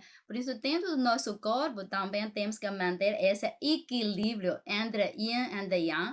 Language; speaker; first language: Portuguese; non-native, fluent; Chinese